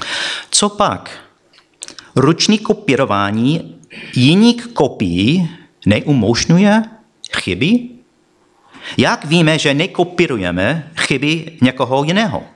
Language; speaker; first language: Czech; non-native, fluent; English